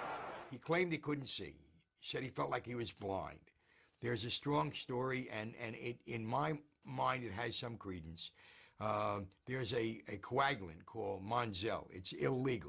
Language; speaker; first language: English; native; English